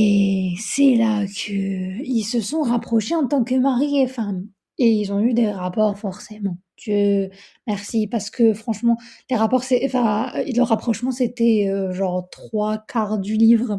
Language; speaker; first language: French; native; French